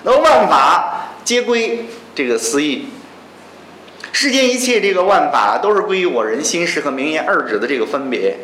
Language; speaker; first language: Chinese; native; Chinese